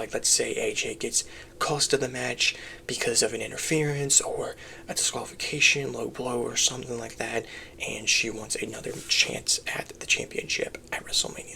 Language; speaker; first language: English; native; English